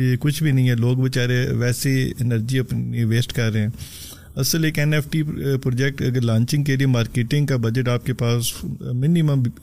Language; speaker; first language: Urdu; non-native, local second language; Punjabi